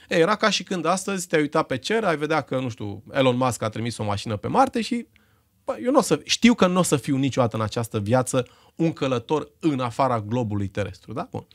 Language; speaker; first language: Romanian; native; Romanian